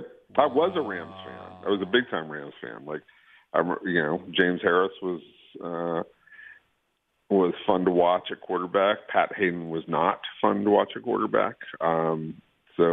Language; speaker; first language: English; native; English